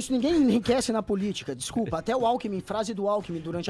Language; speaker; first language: Portuguese; native; Portuguese